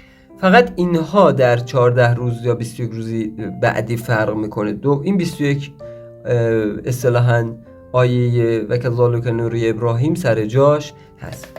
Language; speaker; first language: Persian; native; Persian